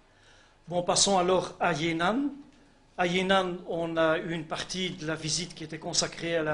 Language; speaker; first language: French; native; French